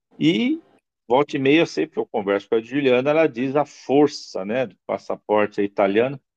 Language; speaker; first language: Portuguese; native; Portuguese